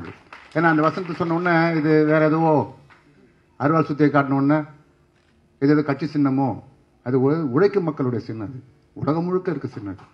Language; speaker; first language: Tamil; native; Tamil